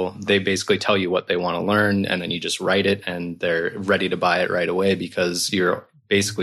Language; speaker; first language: English; native; English